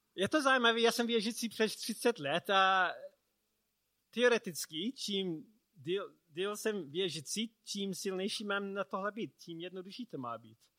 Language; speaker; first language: Czech; non-native, learner; English